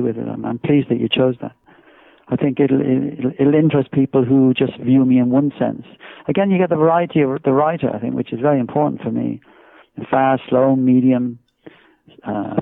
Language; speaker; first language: English; native; English